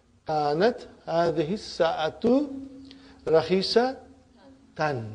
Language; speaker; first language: Arabic; non-native, fluent; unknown